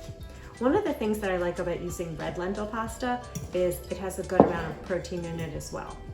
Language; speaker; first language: English; native; English